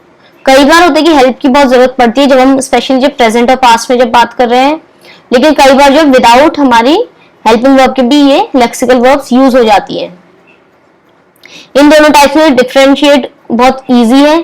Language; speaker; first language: Hindi; native; Hindi